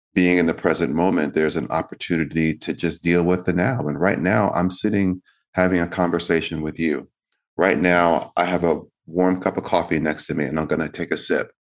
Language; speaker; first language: English; native; English